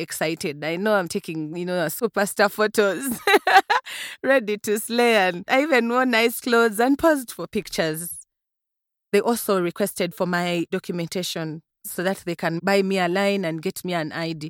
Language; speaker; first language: English; non-native, local second language; Ganda